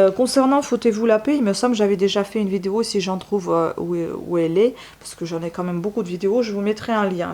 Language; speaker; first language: French; non-native, fluent; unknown